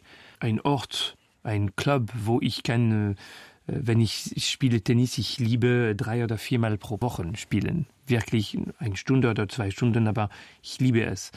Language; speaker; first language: German; non-native, fluent; French